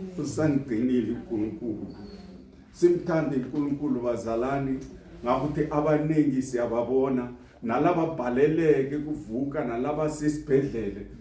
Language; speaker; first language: Zulu; non-native, local second language; South Ndebele